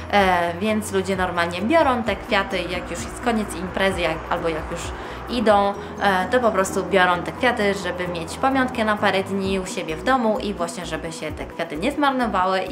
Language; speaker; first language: Polish; early bilingual, heritage; Polish